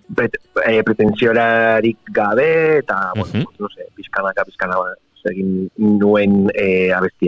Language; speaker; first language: Basque; non-native, local second language; Spanish